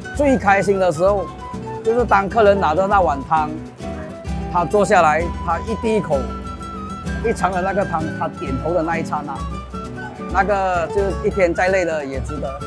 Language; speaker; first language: Chinese; native; Chinese